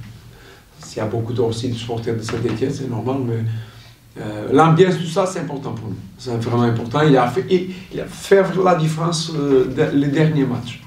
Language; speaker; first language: French; non-native, learner; Portuguese